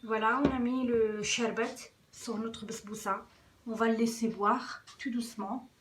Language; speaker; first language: French; non-native, local second language; Arabic